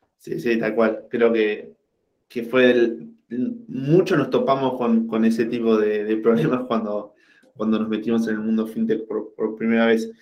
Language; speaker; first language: Spanish; native; Spanish